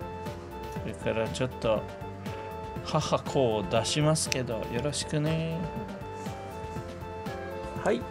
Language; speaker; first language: Japanese; native; Japanese